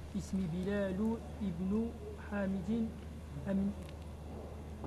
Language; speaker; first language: Arabic; non-native, learner; French